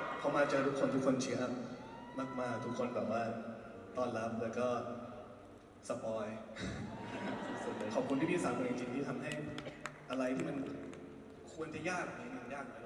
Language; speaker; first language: Thai; native; Thai